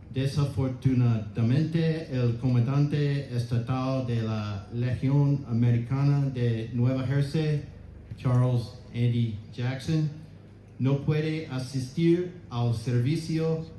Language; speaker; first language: Spanish; non-native, learner; English